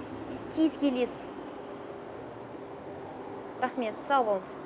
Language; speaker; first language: Kazakh; non-native, local second language; Russian